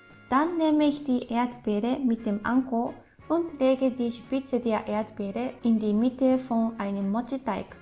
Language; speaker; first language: German; non-native, fluent; Japanese